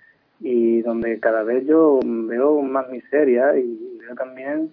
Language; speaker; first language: Spanish; native; Spanish